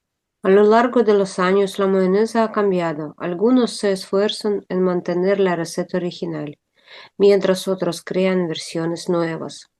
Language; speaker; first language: Spanish; non-native, learner; Russian